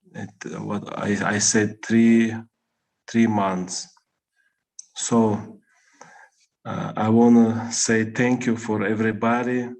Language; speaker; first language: English; non-native, learner; Russian